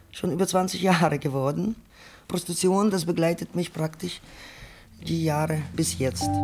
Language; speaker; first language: German; non-native, fluent; Ukrainian